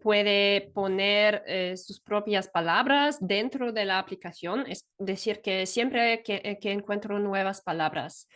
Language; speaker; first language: Spanish; non-native, fluent; German